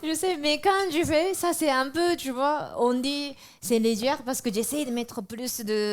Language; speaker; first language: French; non-native, fluent; Japanese